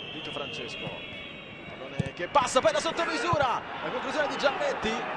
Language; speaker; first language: Italian; native; Italian